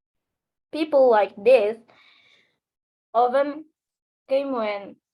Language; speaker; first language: English; non-native, learner; Indonesian